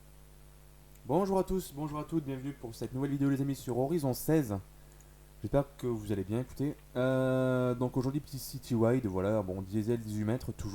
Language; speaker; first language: French; native; French